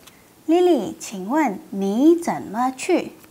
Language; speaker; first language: Chinese; non-native, fluent; Indonesian